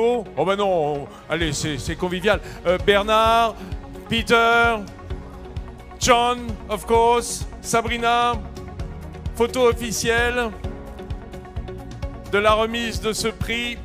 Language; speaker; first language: French; native; French